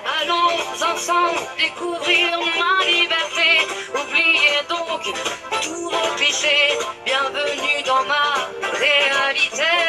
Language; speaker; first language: French; non-native, learner; Spanish